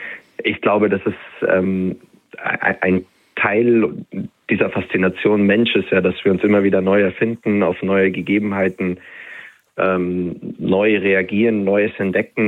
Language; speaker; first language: German; native; German